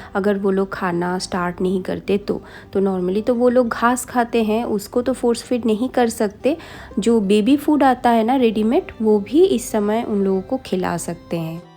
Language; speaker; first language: Hindi; non-native, local second language; Bangla